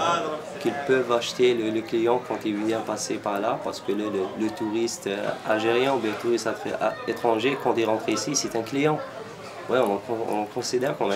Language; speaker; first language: French; non-native, local second language; Arabic